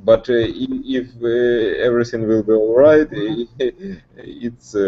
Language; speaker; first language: English; non-native, learner; Russian